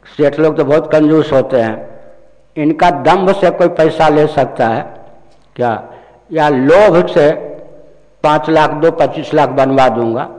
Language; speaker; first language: Hindi; non-native, local second language; Maithili